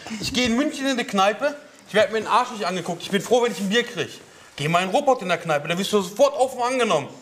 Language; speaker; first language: German; native; German